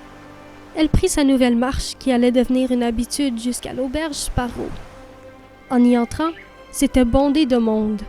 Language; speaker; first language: French; native; French